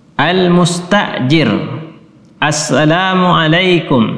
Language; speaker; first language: Arabic; non-native, fluent; Indonesian